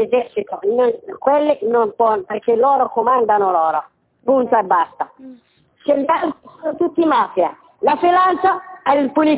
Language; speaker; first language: Italian; non-native, learner; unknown